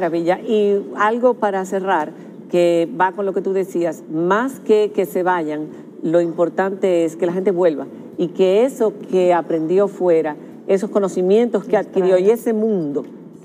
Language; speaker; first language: Spanish; native; Spanish